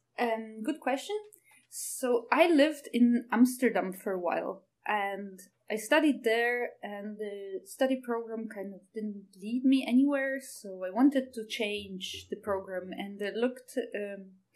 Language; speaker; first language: English; non-native, fluent; Ukrainian